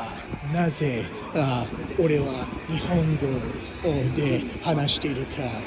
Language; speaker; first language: Japanese; non-native, learner; English